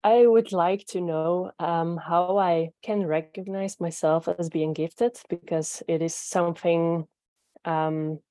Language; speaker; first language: English; non-native, fluent; Dutch